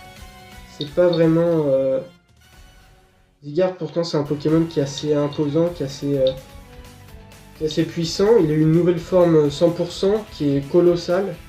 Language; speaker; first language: French; native; French